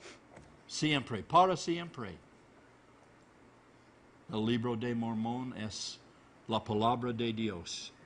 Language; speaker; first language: Spanish; non-native, learner; English